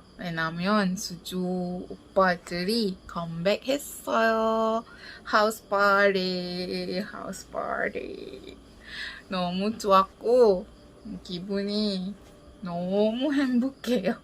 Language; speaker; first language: Korean; non-native, learner; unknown